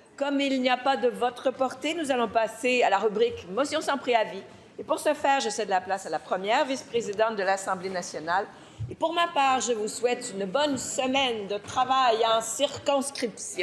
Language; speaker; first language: French; native; French